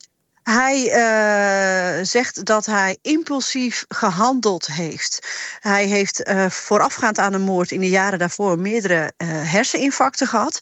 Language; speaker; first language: Dutch; native; Dutch